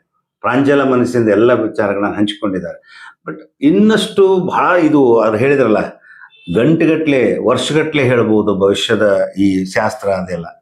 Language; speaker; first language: Kannada; native; Kannada